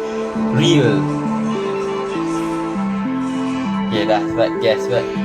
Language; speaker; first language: English; non-native, local second language; Malay